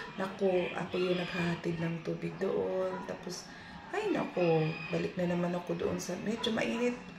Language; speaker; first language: Filipino; non-native, local second language; Cebuano